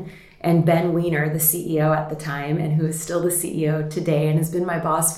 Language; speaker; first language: English; native; English